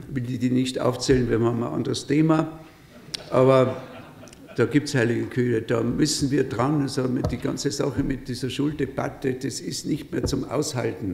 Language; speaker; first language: German; native; German